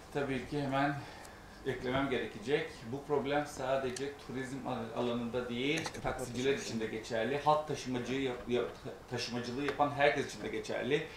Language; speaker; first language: Turkish; native; Turkish